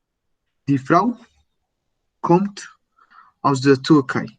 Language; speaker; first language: German; non-native, learner; Spanish